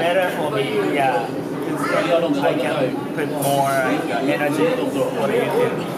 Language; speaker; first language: English; non-native, learner; Japanese